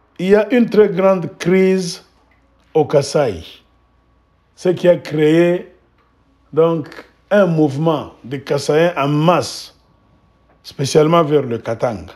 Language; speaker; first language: French; non-native, local second language; Swahili